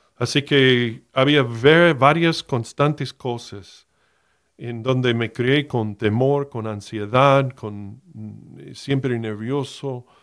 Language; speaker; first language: Spanish; non-native, fluent; English